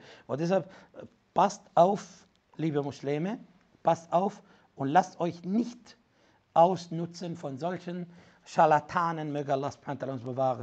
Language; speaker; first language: German; non-native, fluent; Arabic